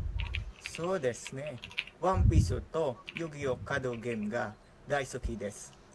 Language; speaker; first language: Japanese; non-native, learner; Filipino